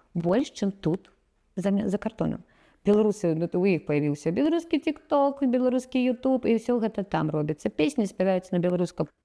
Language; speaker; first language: Belarusian; non-native, local second language; Russian